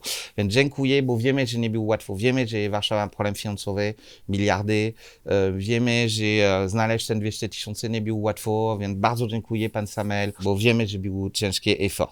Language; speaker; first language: Polish; non-native, learner; French